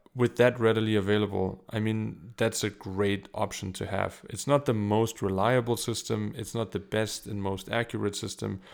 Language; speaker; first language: English; non-native, fluent; German